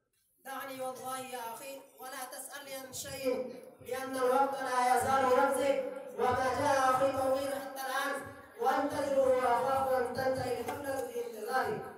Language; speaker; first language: Arabic; non-native, learner; Urdu